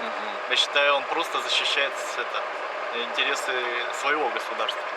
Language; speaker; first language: Russian; native; Russian